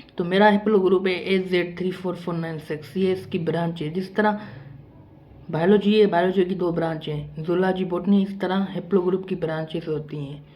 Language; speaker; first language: Urdu; non-native, local second language; Sindhi